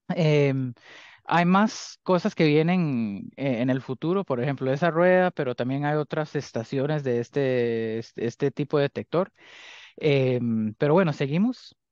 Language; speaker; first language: Spanish; early bilingual, heritage; Spanish